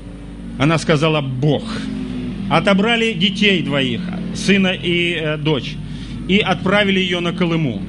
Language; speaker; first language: Russian; native; Russian